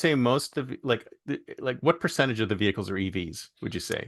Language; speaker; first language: English; native; English